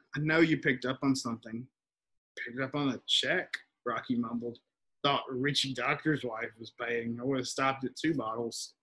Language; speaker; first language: English; native; English